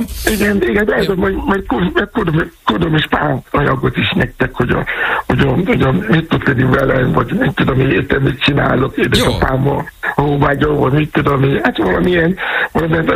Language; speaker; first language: Hungarian; non-native, fluent; Yoruba